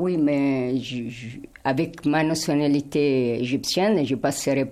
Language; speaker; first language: French; non-native, fluent; Arabic